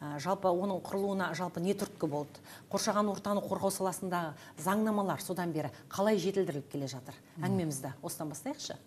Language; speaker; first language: Kazakh; native; Kazakh